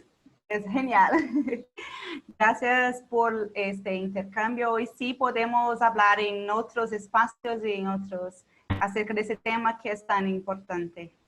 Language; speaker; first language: Spanish; non-native, local second language; Portuguese